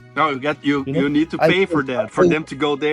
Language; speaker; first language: English; non-native, fluent; Portuguese